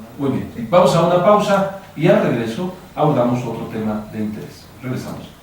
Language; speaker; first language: Spanish; native; Spanish